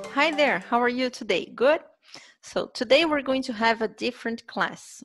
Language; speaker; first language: English; non-native, fluent; Portuguese